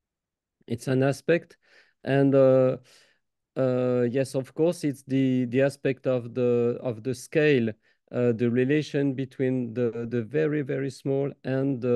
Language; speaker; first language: English; non-native, fluent; French